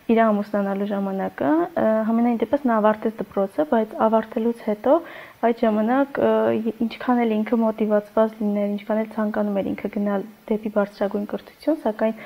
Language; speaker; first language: Armenian; non-native, local second language; Kurdish